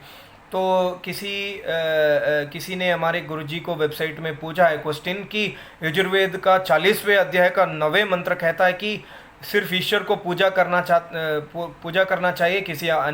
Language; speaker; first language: Hindi; non-native, local second language; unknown